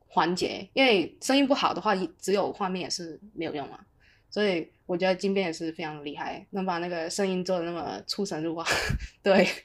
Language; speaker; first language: Chinese; non-native, local second language; Cantonese